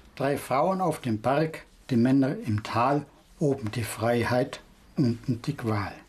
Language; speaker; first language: German; native; German